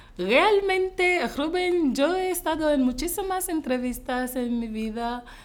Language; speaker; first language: Spanish; non-native, fluent; Haitian Creole